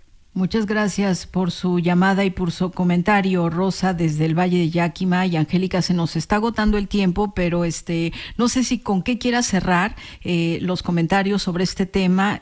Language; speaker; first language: Spanish; native; Spanish